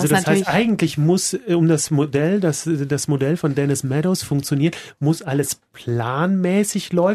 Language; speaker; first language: German; native; German